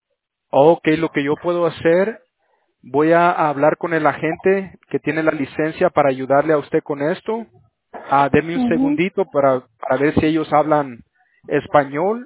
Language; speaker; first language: Spanish; early bilingual, heritage; Spanish